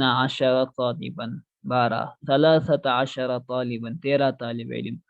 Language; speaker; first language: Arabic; non-native, fluent; Urdu